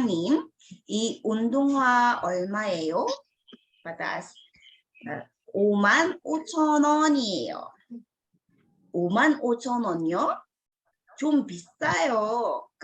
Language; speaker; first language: Korean; non-native, fluent; Filipino